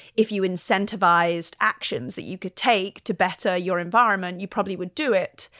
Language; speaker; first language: English; native; English